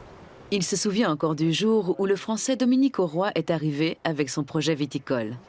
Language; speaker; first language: French; native; French